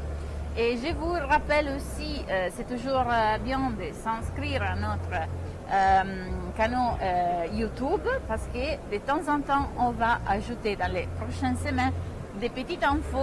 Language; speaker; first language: French; non-native, fluent; Italian